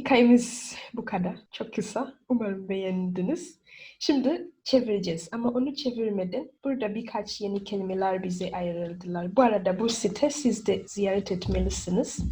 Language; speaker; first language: Turkish; non-native, learner; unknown